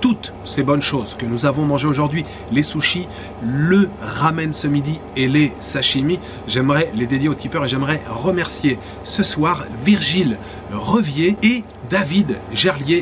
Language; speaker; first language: French; native; French